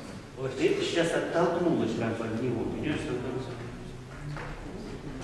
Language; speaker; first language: Russian; native; Russian